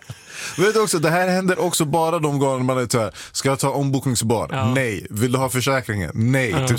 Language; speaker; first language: Swedish; native; Swedish